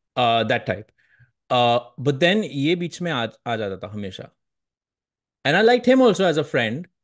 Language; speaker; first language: English; non-native, local second language; Hindi